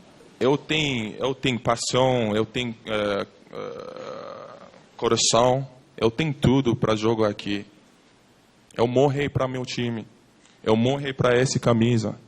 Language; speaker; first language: Portuguese; non-native, learner; English